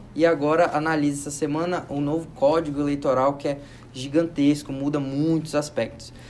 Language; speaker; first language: Portuguese; native; Portuguese